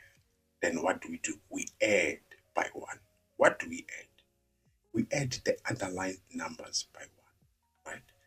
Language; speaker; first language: English; non-native, local second language; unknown